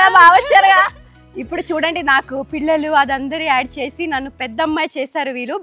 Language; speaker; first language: Telugu; non-native, fluent; Malayalam